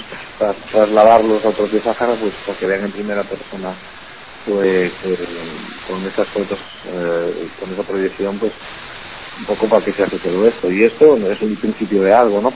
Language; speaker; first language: Spanish; native; Spanish